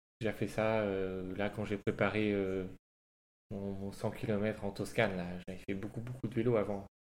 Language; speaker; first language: French; native; French